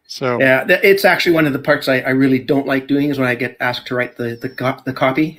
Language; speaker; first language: English; native; English